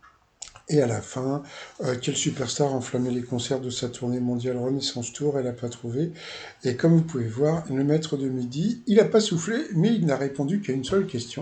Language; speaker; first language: French; native; French